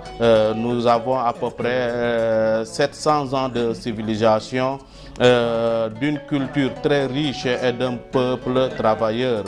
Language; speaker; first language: French; non-native, fluent; Persian